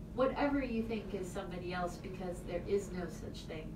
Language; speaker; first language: English; native; English